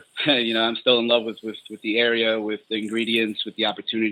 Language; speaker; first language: English; native; English